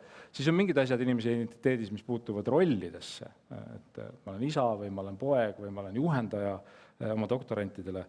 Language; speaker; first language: Estonian; native; Estonian